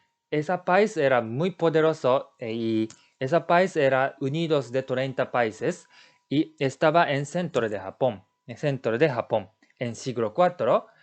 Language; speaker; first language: Spanish; non-native, learner; Japanese